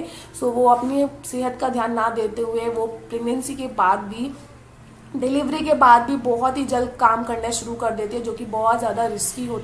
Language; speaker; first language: Hindi; native; Hindi